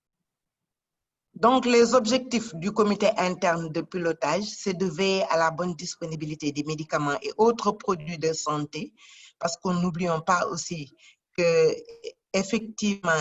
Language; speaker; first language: French; non-native, local second language; Wolof